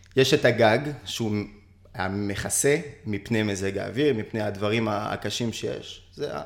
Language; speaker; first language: Hebrew; early bilingual, other home language; French